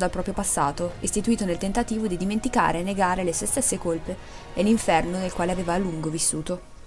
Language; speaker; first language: Italian; native; Italian